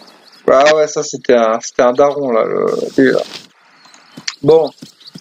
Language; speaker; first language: French; native; French